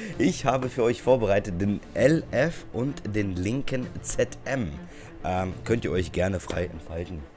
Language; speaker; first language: German; early bilingual, other home language; Russian